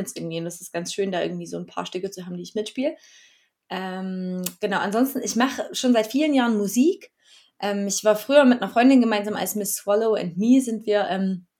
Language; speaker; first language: German; native; German